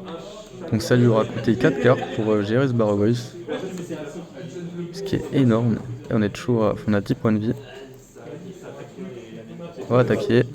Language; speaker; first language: French; native; French